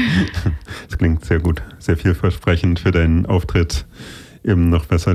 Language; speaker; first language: German; native; German